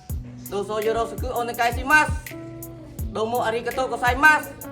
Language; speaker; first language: Japanese; non-native, learner; Khmer